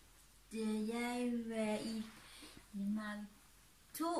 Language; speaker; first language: Danish; non-native, learner; Thai